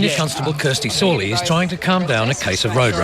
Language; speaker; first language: English; native; English